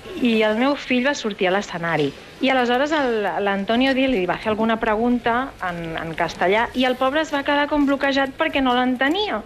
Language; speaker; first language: Catalan; native; Catalan